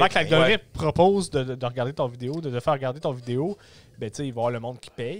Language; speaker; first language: French; native; French